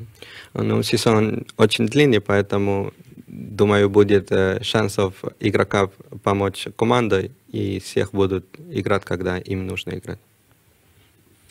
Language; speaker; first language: Russian; non-native, learner; Spanish